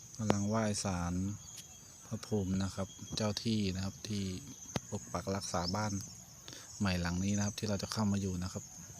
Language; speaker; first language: Thai; native; Thai